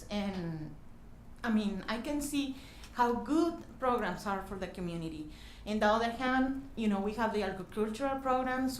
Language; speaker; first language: English; non-native, learner; Spanish